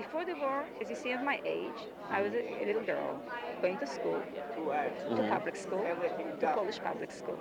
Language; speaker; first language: English; non-native, fluent; Yiddish